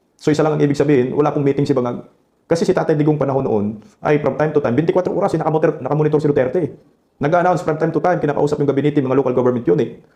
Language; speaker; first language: Filipino; non-native, local second language; Cebuano